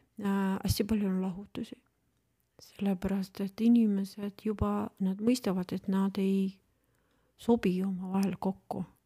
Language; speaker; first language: Estonian; non-native, local second language; Russian